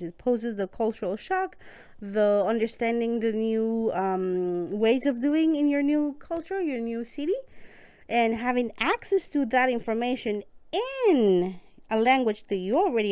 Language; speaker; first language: English; non-native, fluent; Spanish